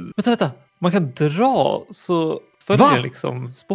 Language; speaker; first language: Swedish; native; Swedish